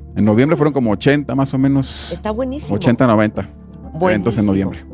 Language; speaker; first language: Spanish; native; Spanish